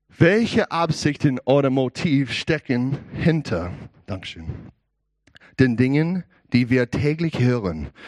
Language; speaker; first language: German; non-native, learner; English